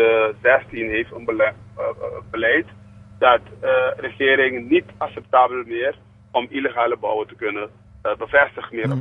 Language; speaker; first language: Dutch; non-native, local second language; Papiamento